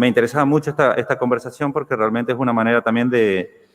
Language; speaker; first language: Spanish; native; Spanish